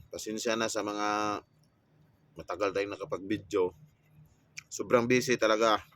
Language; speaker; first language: Filipino; non-native, local second language; Cebuano